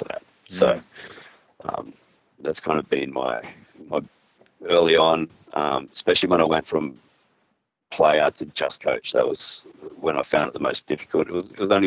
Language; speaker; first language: English; native; English